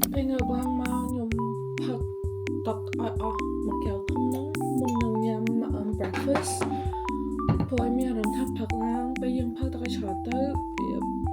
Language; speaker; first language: Khmer; early bilingual, heritage; Khmer